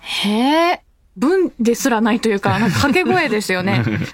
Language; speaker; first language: Japanese; native; Japanese